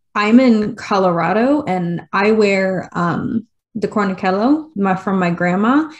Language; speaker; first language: English; native; English